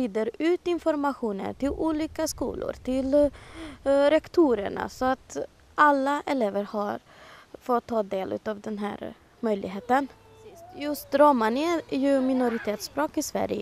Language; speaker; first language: Swedish; non-native, fluent; Romany